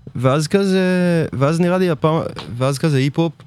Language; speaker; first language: Hebrew; native; Hebrew